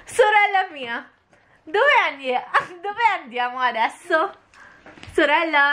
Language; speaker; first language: Italian; non-native, fluent; Filipino